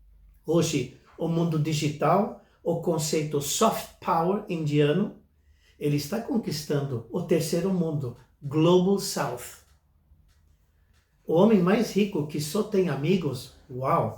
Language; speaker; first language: Portuguese; non-native, fluent; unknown